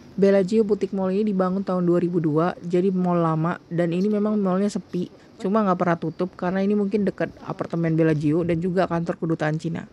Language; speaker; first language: Indonesian; native; Indonesian